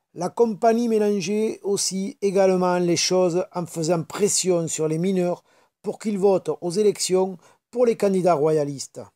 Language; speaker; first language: French; native; French